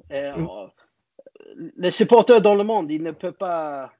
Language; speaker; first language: French; non-native, learner; English